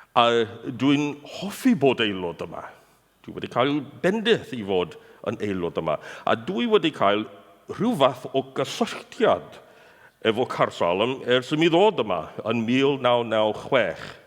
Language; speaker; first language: Welsh; non-native, fluent; English